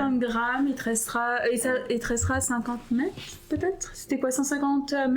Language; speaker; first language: French; native; French